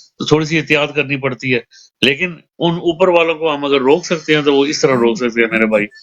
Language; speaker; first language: Urdu; non-native, local second language; Punjabi